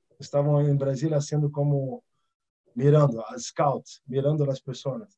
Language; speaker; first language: Portuguese; early bilingual, other home language; Arabic